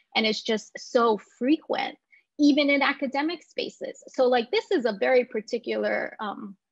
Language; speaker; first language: English; native; English